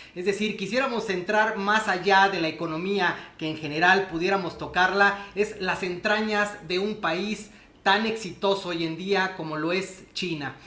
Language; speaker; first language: Spanish; native; Spanish